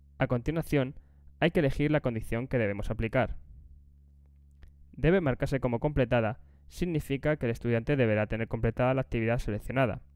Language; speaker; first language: Spanish; native; Spanish